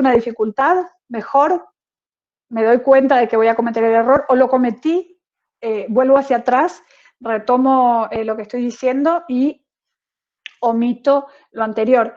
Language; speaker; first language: Spanish; native; Spanish